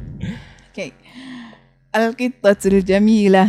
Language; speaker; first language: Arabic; non-native, learner; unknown